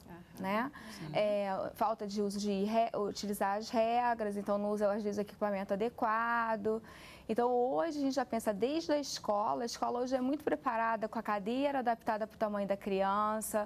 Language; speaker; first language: Portuguese; native; Portuguese